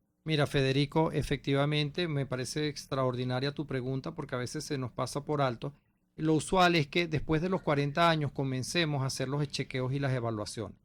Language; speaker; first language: Spanish; native; Spanish